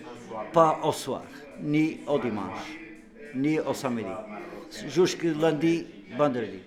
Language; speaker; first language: French; non-native, learner; Portuguese